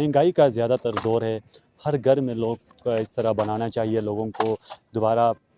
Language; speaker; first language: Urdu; non-native, local second language; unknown